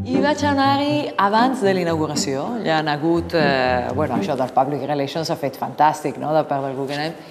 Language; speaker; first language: Catalan; non-native, fluent; Italian